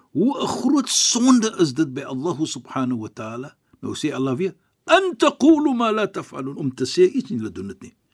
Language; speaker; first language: Afrikaans; non-native, fluent; Arabic